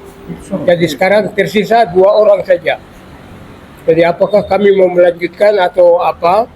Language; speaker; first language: Indonesian; non-native, local second language; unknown